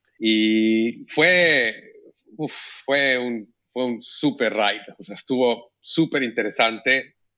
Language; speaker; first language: Spanish; native; Spanish